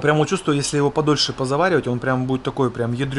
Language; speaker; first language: Russian; native; Russian